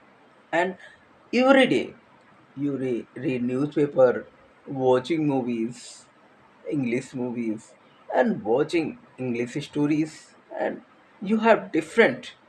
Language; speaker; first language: English; non-native, learner; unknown